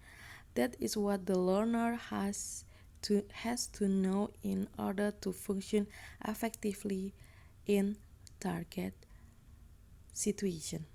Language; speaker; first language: English; non-native, learner; Indonesian